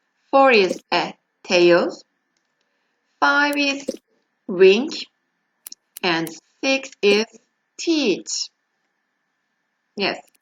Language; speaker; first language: English; non-native, fluent; Turkish